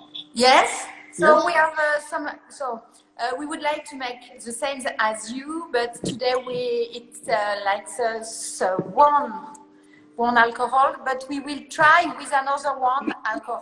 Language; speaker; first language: English; non-native, learner; French